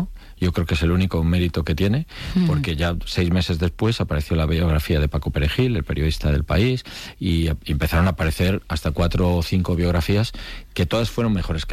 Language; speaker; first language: Spanish; native; Spanish